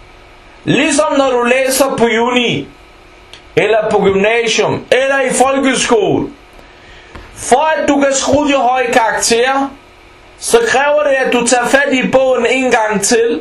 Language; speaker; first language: Danish; early bilingual, other home language; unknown